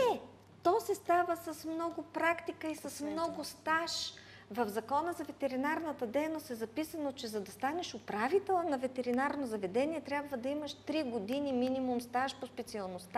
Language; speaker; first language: Bulgarian; native; Bulgarian